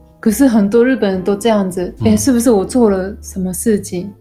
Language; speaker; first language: Chinese; non-native, local second language; Japanese